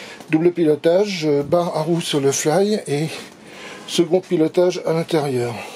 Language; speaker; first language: French; native; French